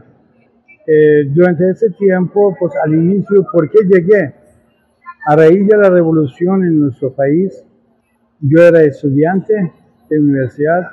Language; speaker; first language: Spanish; non-native, fluent; Persian